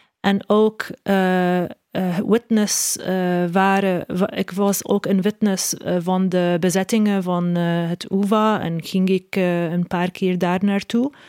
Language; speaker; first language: Dutch; non-native, learner; Arabic